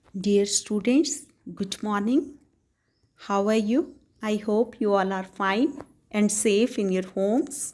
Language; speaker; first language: English; non-native, local second language; Punjabi